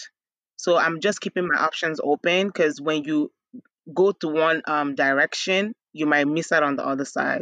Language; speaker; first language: English; non-native, local second language; Igbo